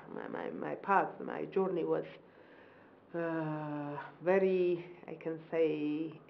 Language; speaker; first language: English; non-native, fluent; Amharic